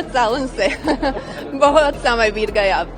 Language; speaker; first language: Hindi; non-native, learner; Croatian